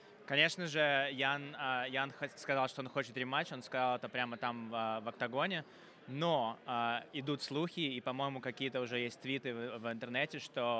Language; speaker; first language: Russian; native; Russian